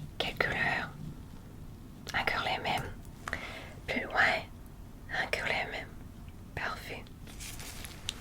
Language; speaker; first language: French; non-native, learner; English